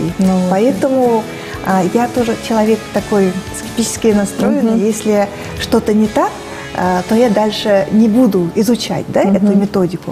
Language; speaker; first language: Russian; native; Russian